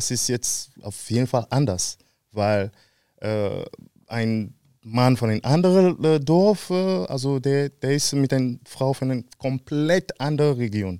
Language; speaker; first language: German; non-native, fluent; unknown